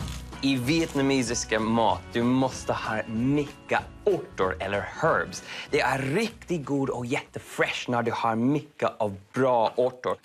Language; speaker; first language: Swedish; non-native, learner; English